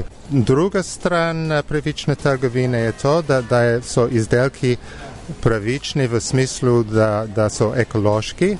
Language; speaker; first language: Slovenian; non-native, fluent; English